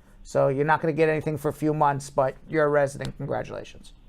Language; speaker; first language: English; native; English